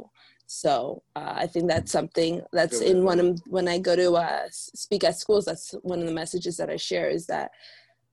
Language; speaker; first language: English; native; English